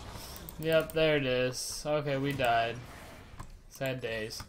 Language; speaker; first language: English; native; English